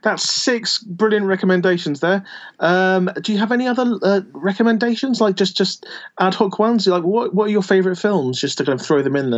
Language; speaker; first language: English; native; English